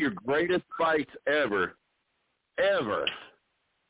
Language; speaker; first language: English; native; English